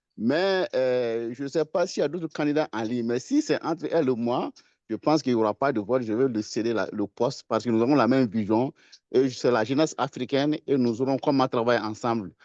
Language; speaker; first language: French; non-native, local second language; Bambara